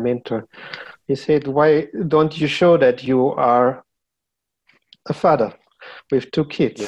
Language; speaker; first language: English; non-native, fluent; German